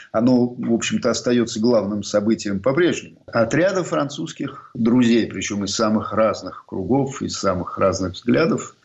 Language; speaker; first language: Russian; native; Russian